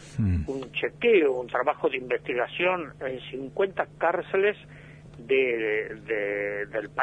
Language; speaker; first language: Spanish; native; Spanish